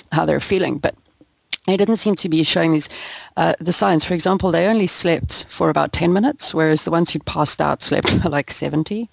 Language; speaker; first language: English; native; English